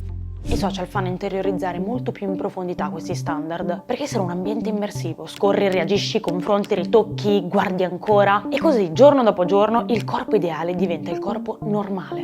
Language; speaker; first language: Italian; native; Italian